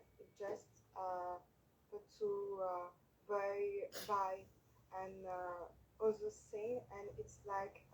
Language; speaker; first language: English; non-native, learner; French